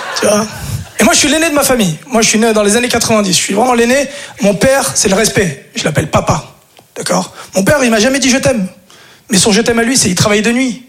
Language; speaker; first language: French; early bilingual, other home language; Arabic